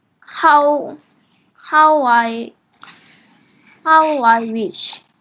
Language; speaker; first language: English; non-native, learner; Korean